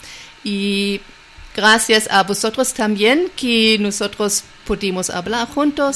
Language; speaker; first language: Spanish; non-native, fluent; German